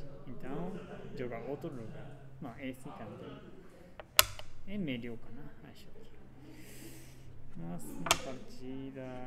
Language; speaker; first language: Portuguese; non-native, learner; Japanese